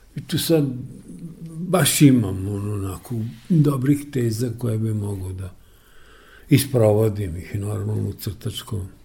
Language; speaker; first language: Serbian; native; Serbian